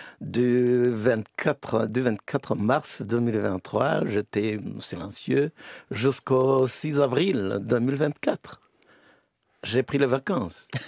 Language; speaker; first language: French; non-native, local second language; Kinyarwanda